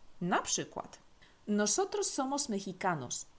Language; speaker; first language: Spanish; non-native, fluent; Polish